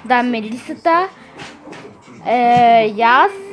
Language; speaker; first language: Bulgarian; early bilingual, heritage; Bulgarian